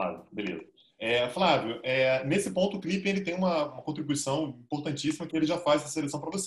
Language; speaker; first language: Portuguese; native; Portuguese